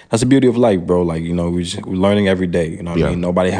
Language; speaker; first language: English; early bilingual, other home language; French